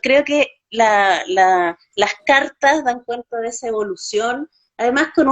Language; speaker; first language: Spanish; native; Spanish